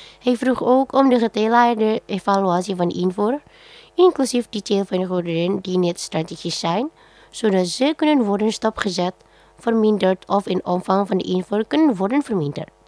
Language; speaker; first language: Dutch; non-native, fluent; Indonesian